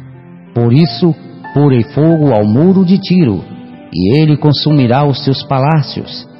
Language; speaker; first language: Portuguese; native; Portuguese